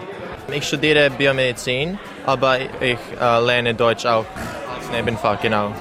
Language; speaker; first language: German; non-native, learner; Serbian